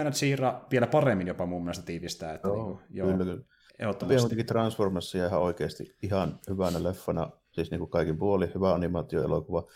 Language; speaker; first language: Finnish; native; Finnish